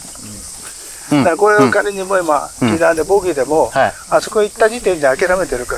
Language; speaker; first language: Japanese; native; Japanese